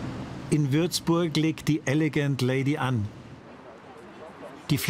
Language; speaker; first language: German; native; German